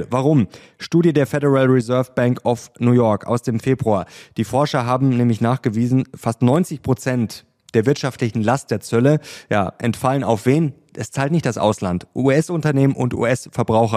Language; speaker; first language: German; native; German